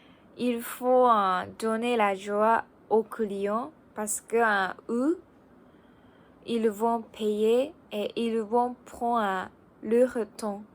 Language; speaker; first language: French; non-native, learner; Japanese